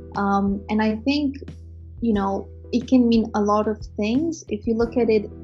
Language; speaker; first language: English; non-native, fluent; Romanian